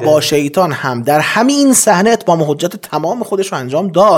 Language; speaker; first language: Persian; native; Persian